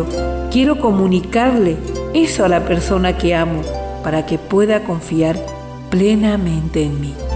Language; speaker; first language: Spanish; native; Spanish